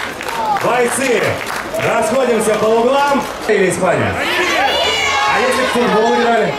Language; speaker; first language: Russian; native; Russian